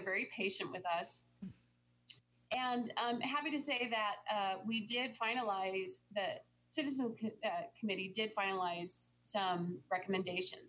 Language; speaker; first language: English; native; English